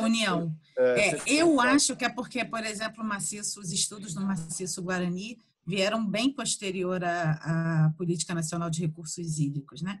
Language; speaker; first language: Portuguese; native; Portuguese